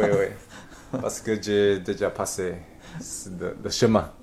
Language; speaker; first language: French; non-native, learner; Chinese